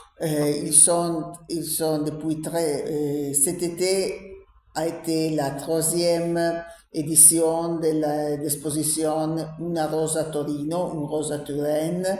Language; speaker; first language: French; non-native, learner; Italian